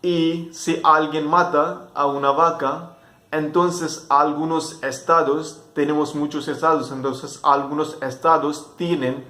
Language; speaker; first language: Spanish; non-native, fluent; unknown